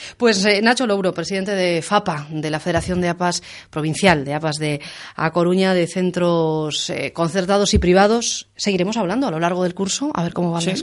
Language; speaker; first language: Spanish; native; Spanish